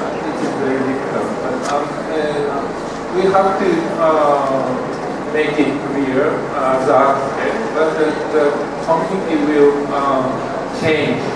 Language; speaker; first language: English; non-native, learner; Japanese